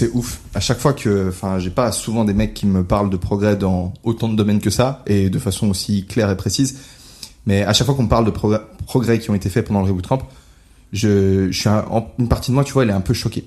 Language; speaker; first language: French; native; French